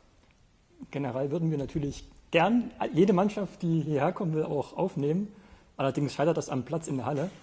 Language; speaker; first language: German; native; German